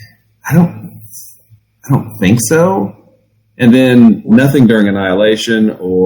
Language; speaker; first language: English; native; English